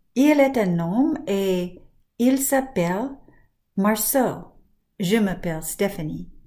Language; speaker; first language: French; non-native, learner; English